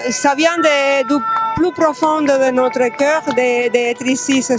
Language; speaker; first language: French; non-native, fluent; Spanish